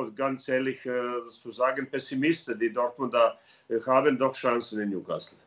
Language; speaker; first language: German; non-native, learner; Serbian